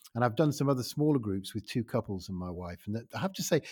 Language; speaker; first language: English; native; English